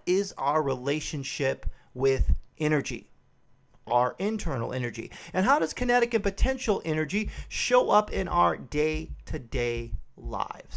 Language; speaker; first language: English; native; English